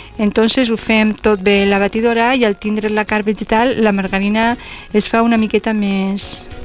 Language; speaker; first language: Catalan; native; Catalan